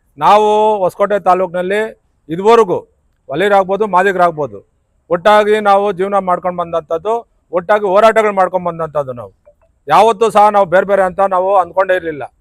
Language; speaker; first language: Kannada; native; Kannada